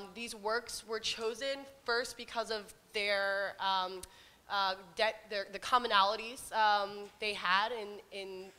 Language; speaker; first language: English; native; English